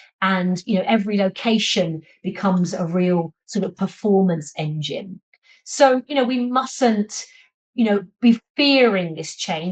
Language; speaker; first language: English; native; English